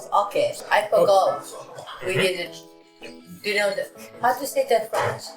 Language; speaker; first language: English; non-native, learner; Japanese